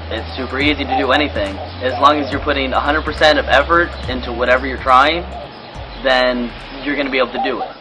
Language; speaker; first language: English; native; English